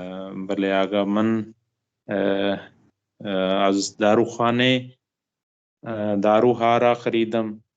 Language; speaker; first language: Persian; non-native, learner; Urdu